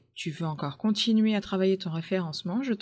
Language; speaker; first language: French; native; French